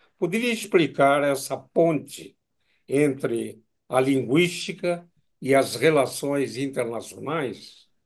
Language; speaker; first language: Portuguese; native; Portuguese